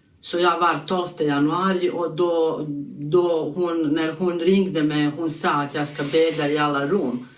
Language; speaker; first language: Swedish; non-native, learner; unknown